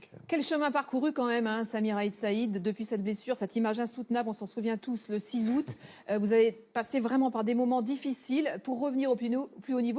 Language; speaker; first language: French; native; French